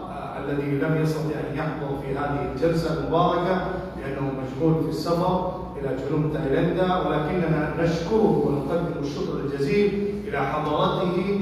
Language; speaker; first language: Arabic; non-native, fluent; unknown